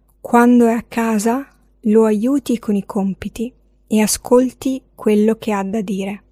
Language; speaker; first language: Italian; non-native, fluent; Arabic